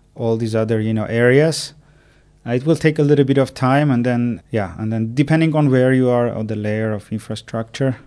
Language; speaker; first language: English; non-native, fluent; Armenian